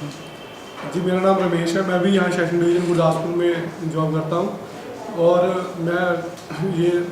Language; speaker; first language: Hindi; non-native, local second language; Punjabi